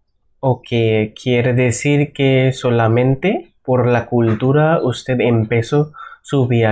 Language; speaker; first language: Spanish; non-native, learner; Bangla